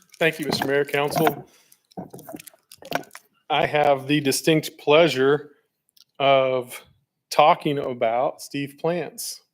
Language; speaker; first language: English; native; English